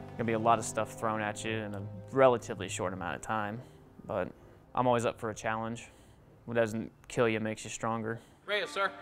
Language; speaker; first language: English; native; English